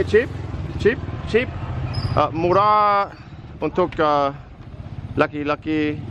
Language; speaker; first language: Indonesian; non-native, learner; English